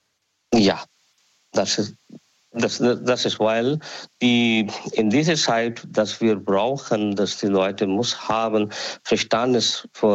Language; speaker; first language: German; non-native, learner; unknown